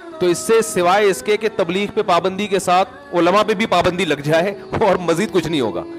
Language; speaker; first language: Urdu; native; Urdu